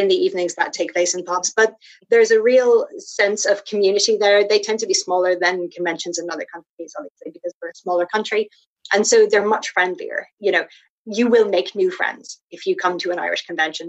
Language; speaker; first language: English; native; English